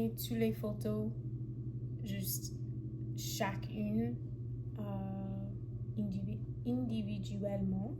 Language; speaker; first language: French; non-native, fluent; English